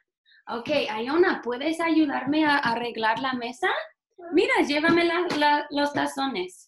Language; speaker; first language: Spanish; non-native, fluent; English